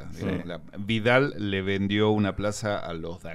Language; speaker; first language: Spanish; native; Spanish